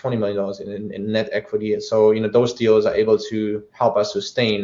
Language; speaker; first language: English; non-native, fluent; German